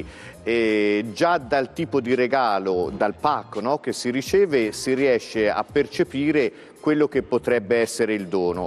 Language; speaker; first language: Italian; native; Italian